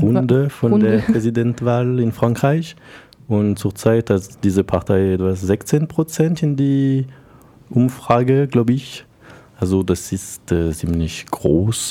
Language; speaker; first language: German; non-native, learner; French